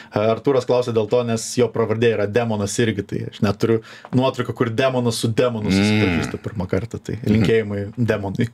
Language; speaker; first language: Lithuanian; native; Lithuanian